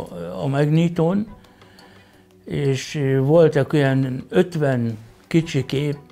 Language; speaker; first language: Hungarian; non-native, fluent; Arabic